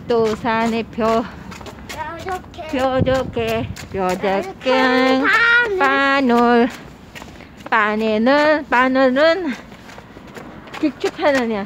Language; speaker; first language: Korean; non-native, learner; Filipino